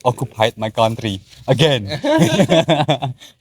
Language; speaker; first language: English; non-native, learner; Indonesian